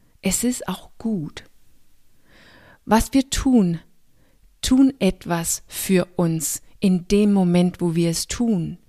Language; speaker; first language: German; non-native, fluent; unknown